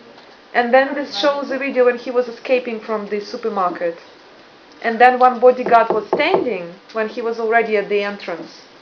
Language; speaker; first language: English; non-native, fluent; Ukrainian